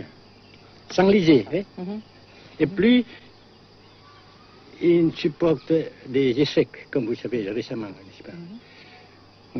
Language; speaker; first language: French; non-native, local second language; Vietnamese